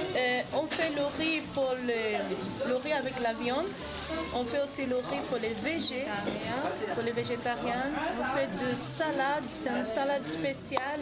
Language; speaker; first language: French; non-native, learner; Arabic